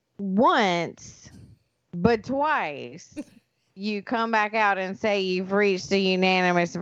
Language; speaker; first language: English; native; English